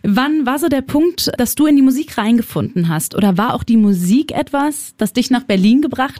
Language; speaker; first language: German; native; German